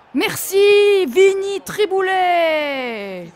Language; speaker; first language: French; native; French